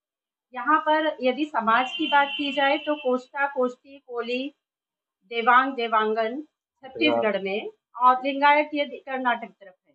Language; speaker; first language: Hindi; native; Hindi